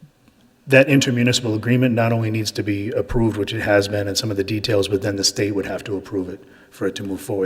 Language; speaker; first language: English; native; English